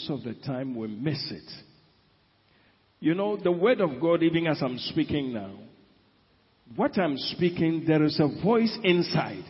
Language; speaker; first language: English; non-native, local second language; Akan